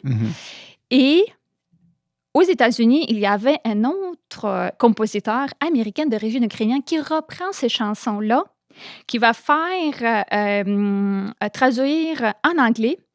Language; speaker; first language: French; non-native, fluent; Ukrainian